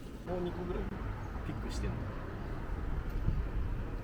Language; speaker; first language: Japanese; native; Japanese